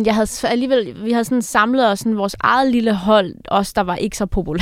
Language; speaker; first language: Danish; native; Danish